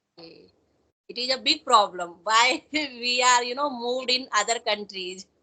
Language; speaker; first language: English; non-native, local second language; Hindi